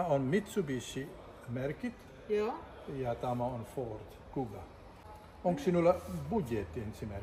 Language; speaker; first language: Finnish; non-native, learner; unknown